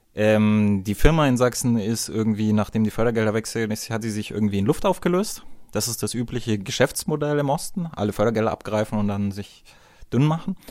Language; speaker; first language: German; native; German